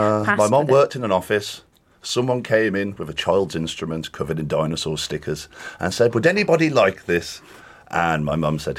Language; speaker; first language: English; native; English